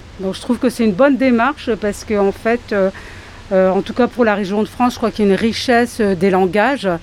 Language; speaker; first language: French; native; French